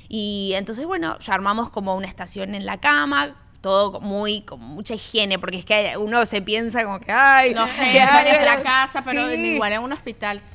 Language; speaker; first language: Spanish; native; Spanish